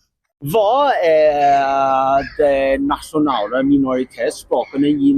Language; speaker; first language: Norwegian; non-native, learner; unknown